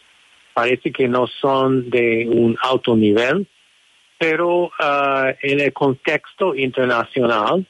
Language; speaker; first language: Spanish; non-native, fluent; English